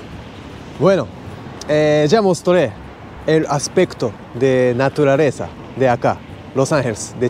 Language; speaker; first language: Spanish; non-native, learner; Japanese